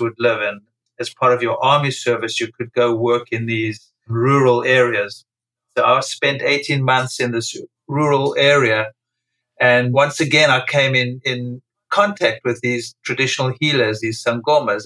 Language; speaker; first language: English; native; English